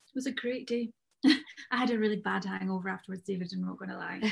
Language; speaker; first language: English; native; English